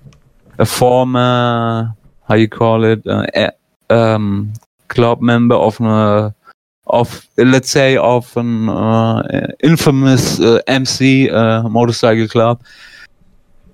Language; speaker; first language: English; non-native, fluent; German